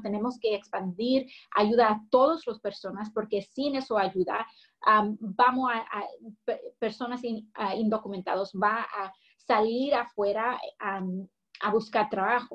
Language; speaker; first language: Spanish; early bilingual, heritage; English